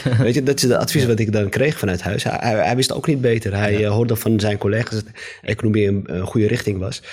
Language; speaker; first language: Dutch; native; Dutch